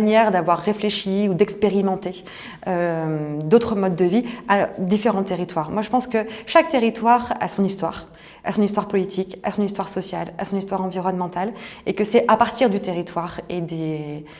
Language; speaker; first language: French; native; French